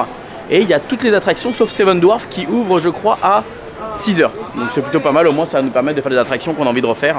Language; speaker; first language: French; native; French